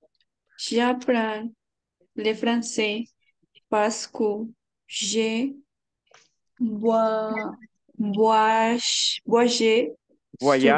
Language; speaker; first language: French; non-native, learner; Spanish